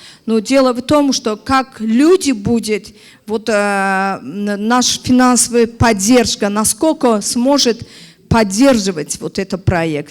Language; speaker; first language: Russian; non-native, learner; Azerbaijani